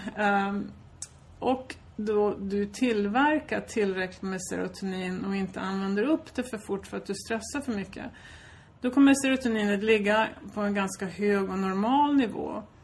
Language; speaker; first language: Swedish; native; Swedish